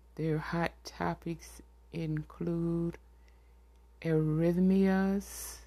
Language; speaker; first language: English; native; English